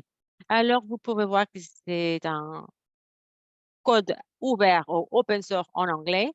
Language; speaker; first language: French; non-native, fluent; Spanish